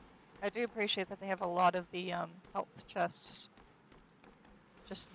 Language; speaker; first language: English; native; English